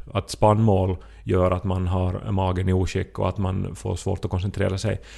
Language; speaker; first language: Swedish; native; Swedish